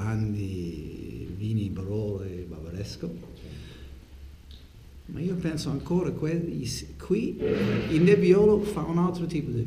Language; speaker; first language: Italian; non-native, learner; English